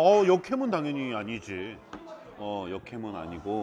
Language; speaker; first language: Korean; native; Korean